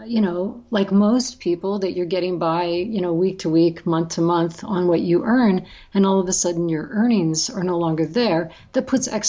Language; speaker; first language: English; native; English